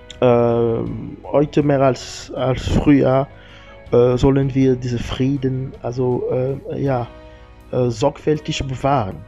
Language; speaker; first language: German; non-native, learner; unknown